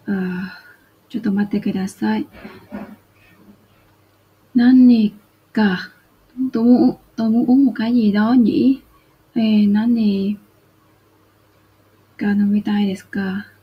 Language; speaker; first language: Japanese; non-native, fluent; Vietnamese